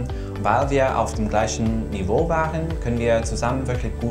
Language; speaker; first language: German; non-native, learner; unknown